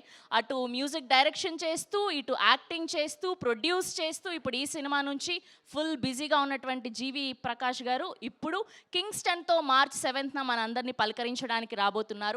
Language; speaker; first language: Telugu; native; Telugu